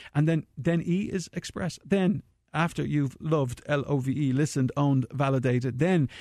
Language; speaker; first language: English; native; English